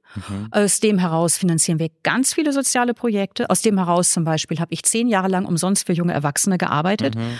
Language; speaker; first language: German; native; German